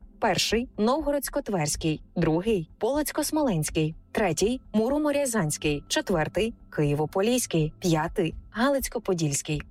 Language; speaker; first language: Ukrainian; native; Ukrainian